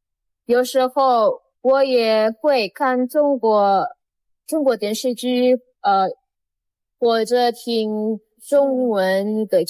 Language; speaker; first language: Chinese; non-native, learner; Indonesian